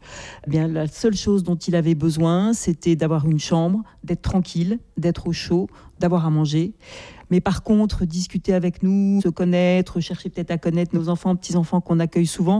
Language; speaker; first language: French; native; French